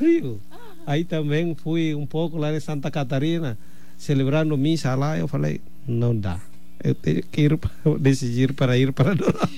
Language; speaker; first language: Portuguese; non-native, fluent; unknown